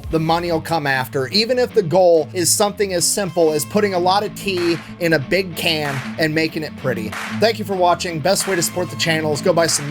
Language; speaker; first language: English; native; English